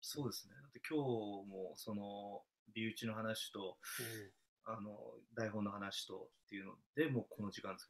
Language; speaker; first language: Japanese; native; Japanese